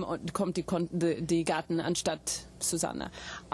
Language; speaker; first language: German; non-native, fluent; English